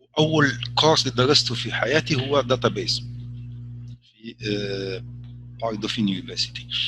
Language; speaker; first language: Arabic; native; Arabic